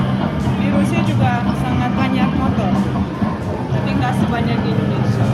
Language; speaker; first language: Indonesian; non-native, fluent; Russian